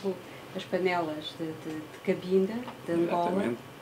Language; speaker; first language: Portuguese; native; Portuguese